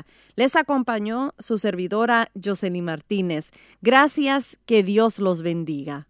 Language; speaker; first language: Spanish; native; Spanish